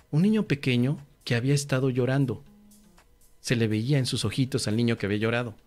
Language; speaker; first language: Spanish; native; Spanish